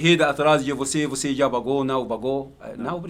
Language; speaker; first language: Portuguese; non-native, learner; Arabic